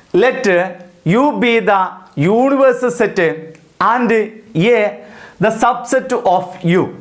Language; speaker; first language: English; non-native, local second language; Malayalam